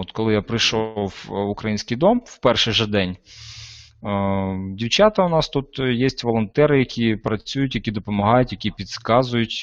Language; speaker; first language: Ukrainian; non-native, local second language; Russian